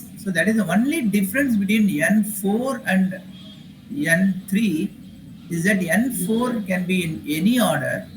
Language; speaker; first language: English; non-native, local second language; Tamil